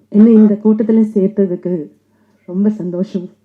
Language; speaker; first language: Tamil; non-native, local second language; Malayalam